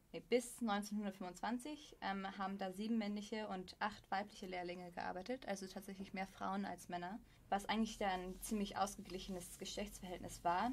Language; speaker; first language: German; native; German